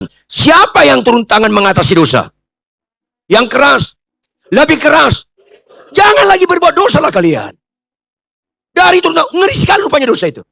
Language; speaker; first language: Indonesian; native; Indonesian